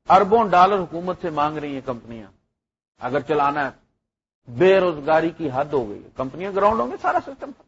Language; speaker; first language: Urdu; non-native, local second language; Punjabi